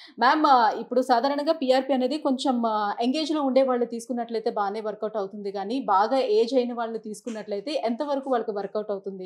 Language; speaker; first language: Telugu; native; Telugu